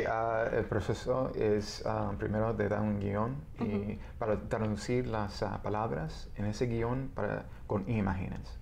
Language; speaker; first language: Spanish; early bilingual, heritage; Spanish